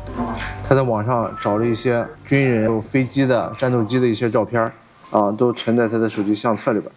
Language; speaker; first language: Chinese; native; Chinese